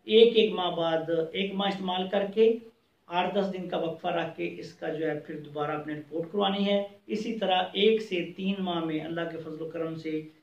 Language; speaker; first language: Urdu; non-native, local second language; Punjabi